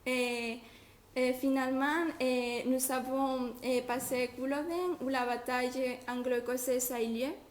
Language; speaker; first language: French; non-native, learner; Spanish